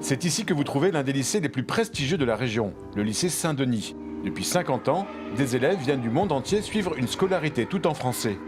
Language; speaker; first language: French; native; French